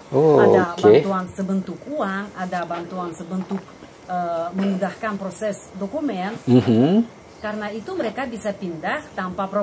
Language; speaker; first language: Indonesian; non-native, fluent; Russian